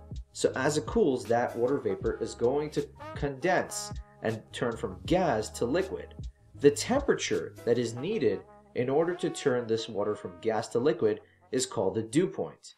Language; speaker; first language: English; native; English